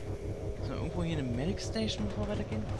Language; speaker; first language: German; native; German